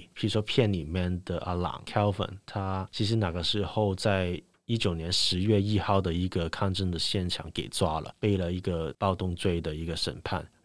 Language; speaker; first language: Chinese; non-native, local second language; Cantonese